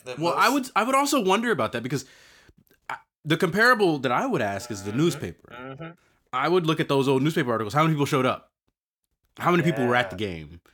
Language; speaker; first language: English; native; English